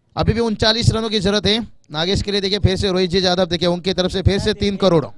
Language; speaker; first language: Hindi; non-native, local second language; Marathi